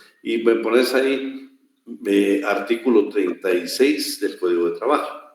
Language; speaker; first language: Spanish; native; Spanish